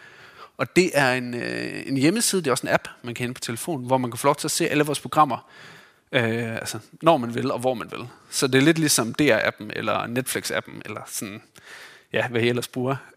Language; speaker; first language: Danish; native; Danish